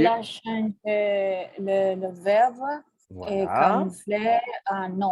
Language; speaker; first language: French; non-native, learner; Spanish